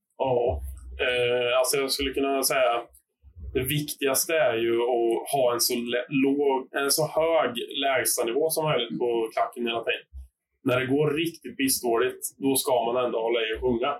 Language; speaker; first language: Swedish; native; Swedish